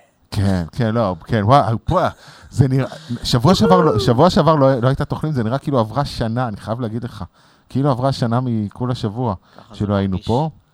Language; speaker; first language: Hebrew; native; Hebrew